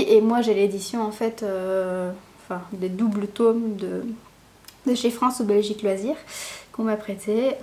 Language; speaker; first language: French; native; French